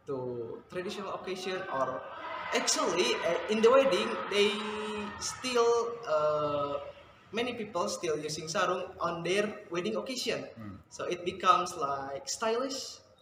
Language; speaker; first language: English; non-native, fluent; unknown